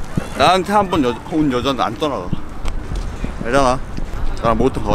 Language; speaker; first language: Korean; native; Korean